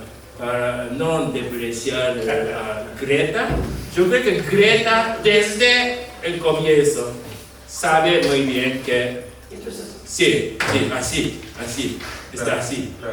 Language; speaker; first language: Spanish; non-native, fluent; Japanese